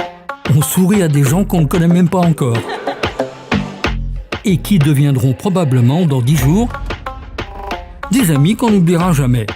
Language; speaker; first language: French; native; French